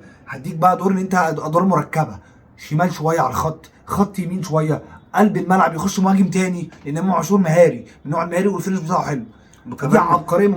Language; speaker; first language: Arabic; native; Arabic